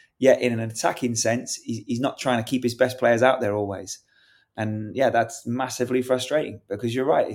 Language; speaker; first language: English; native; English